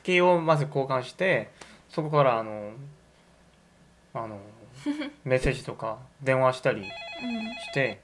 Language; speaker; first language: Japanese; non-native, fluent; Korean